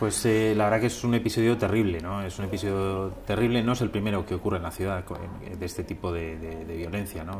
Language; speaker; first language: Spanish; native; Spanish